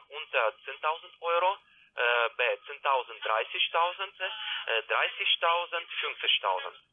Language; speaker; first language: German; non-native, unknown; Bulgarian